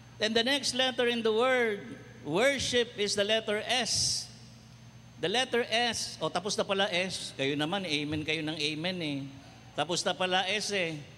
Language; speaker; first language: Filipino; non-native, local second language; Cebuano